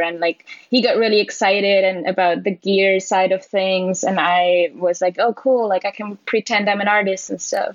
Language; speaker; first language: English; non-native, fluent; German